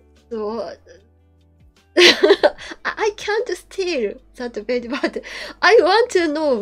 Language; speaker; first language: English; non-native, learner; Japanese